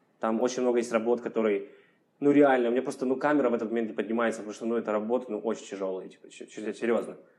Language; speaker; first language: Russian; native; Russian